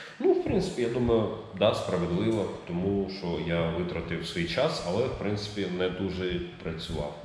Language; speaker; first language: Ukrainian; native; Ukrainian